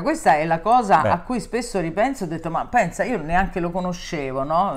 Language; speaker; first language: Italian; native; Italian